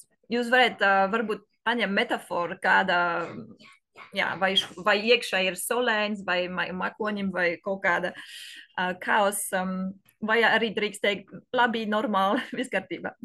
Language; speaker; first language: Latvian; non-native, learner; French